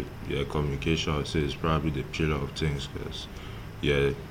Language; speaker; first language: English; non-native, local second language; French